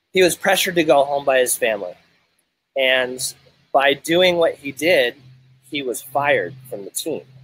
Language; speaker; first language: English; native; English